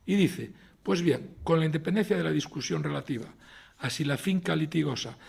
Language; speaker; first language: Spanish; native; Spanish